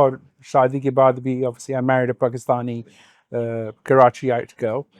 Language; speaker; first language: Urdu; native; Urdu